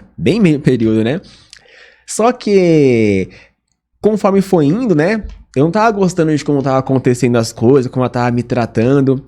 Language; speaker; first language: Portuguese; native; Portuguese